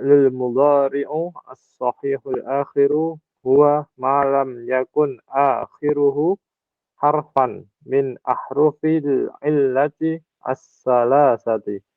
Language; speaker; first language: Arabic; non-native, learner; Indonesian